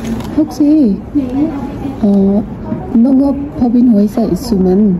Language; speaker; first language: Korean; non-native, learner; Nepali